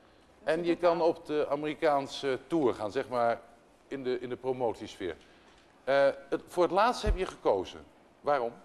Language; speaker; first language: Dutch; native; Dutch